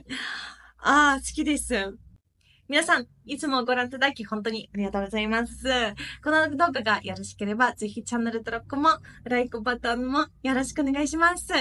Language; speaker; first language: Japanese; non-native, fluent; Ukrainian